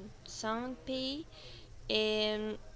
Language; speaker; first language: French; non-native, learner; Spanish